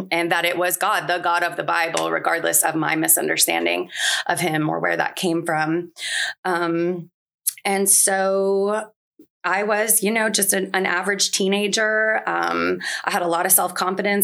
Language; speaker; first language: English; native; English